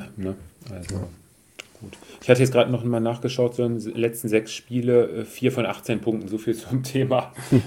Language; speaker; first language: German; native; German